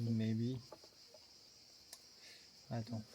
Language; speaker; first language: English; non-native, fluent; French